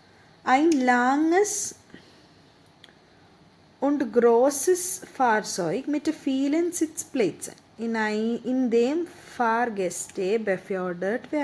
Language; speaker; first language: German; non-native, fluent; Malayalam